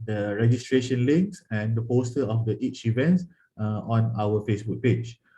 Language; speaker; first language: English; non-native, local second language; Malay